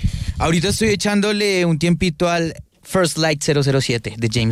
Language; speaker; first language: Spanish; native; Spanish